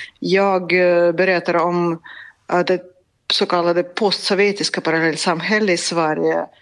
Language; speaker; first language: Swedish; non-native, fluent; Russian